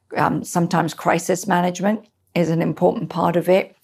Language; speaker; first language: English; native; English